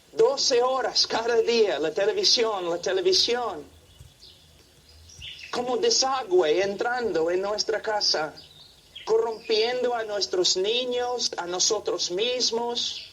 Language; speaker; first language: Spanish; non-native, fluent; English